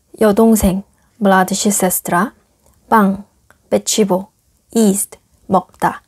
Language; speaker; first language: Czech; non-native, fluent; Korean